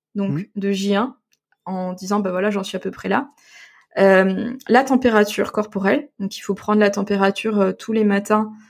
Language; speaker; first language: French; native; French